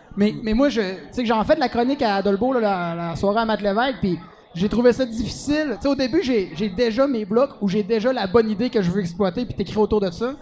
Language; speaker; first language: French; native; French